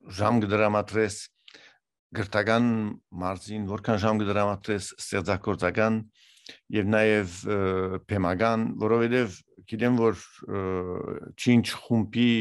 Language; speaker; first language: Armenian; early bilingual, heritage; Armenian